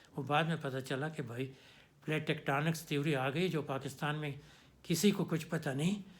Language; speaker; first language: Urdu; non-native, local second language; Pashto